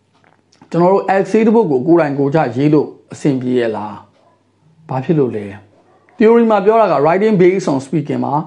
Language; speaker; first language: Burmese; native; Burmese